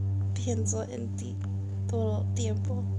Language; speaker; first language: Spanish; non-native, learner; English